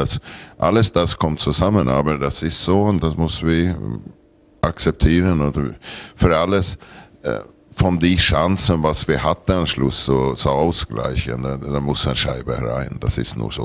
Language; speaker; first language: German; non-native, learner; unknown